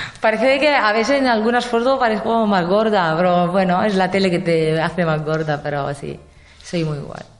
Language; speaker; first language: Spanish; non-native, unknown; Italian